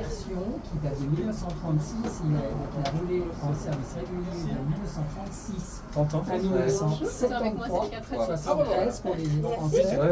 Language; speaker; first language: French; native; French